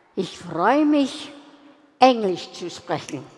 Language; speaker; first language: German; non-native, learner; English